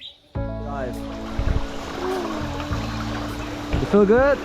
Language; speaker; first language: English; non-native, learner; Korean